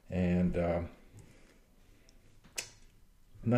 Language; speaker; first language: English; native; English